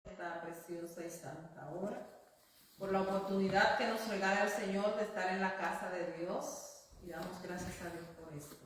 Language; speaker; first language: Spanish; native; Spanish